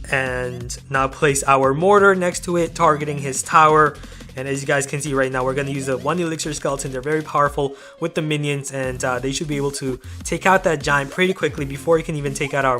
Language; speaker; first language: English; native; English